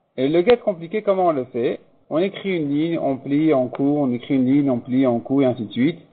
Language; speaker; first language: French; native; French